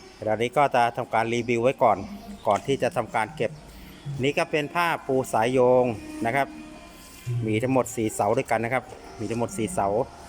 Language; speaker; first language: Thai; native; Thai